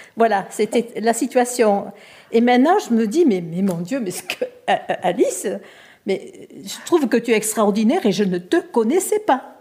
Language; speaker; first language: French; native; French